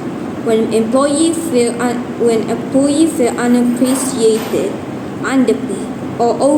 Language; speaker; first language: English; non-native, learner; Malay